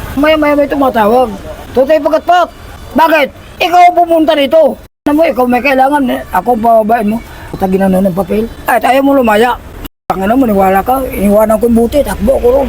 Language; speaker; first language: Filipino; non-native, local second language; Waray